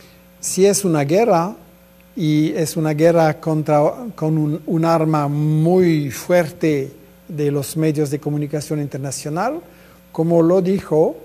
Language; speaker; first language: Spanish; non-native, fluent; French